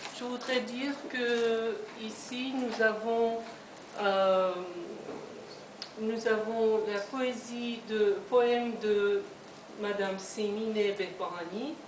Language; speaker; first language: French; non-native, fluent; Persian